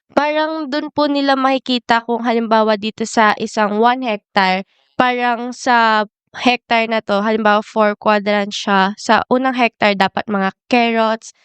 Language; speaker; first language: Filipino; native; Filipino